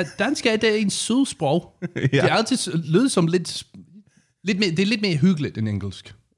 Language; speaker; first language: Danish; non-native, learner; English